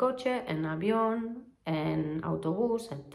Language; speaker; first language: Spanish; non-native, fluent; Polish